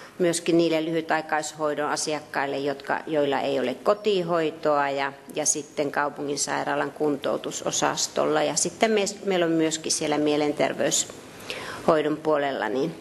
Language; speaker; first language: Finnish; native; Finnish